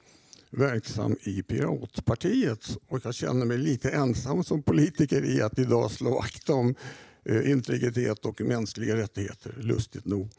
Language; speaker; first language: Swedish; native; Swedish